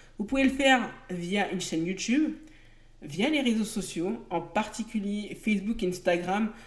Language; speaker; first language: French; native; French